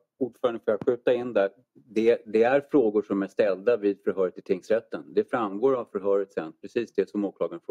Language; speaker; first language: Swedish; native; Swedish